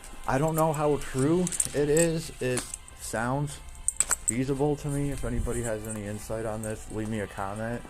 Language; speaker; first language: English; native; English